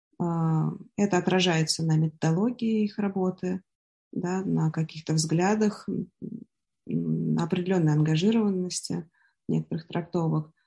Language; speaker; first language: Russian; native; Russian